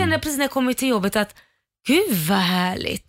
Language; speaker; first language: Swedish; native; Swedish